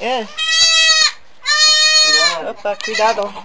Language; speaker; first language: Spanish; non-native, learner; English